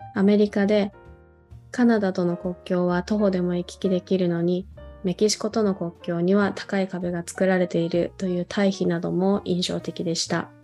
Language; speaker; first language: Japanese; non-native, fluent; Korean